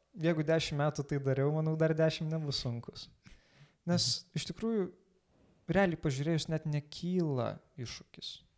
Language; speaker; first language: Lithuanian; native; Lithuanian